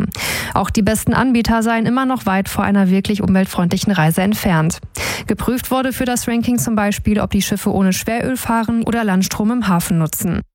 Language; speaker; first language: German; native; German